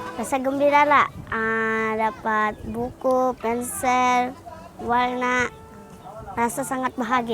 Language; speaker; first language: Indonesian; non-native, local second language; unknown